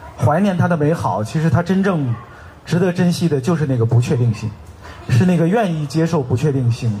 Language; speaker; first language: Chinese; native; Chinese